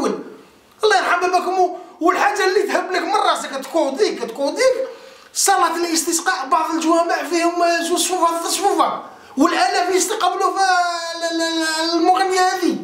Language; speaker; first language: Arabic; native; Arabic